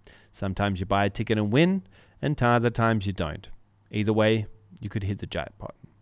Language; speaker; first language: English; native; English